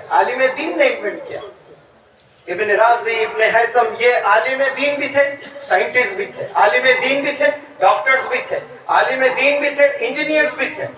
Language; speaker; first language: Urdu; native; Urdu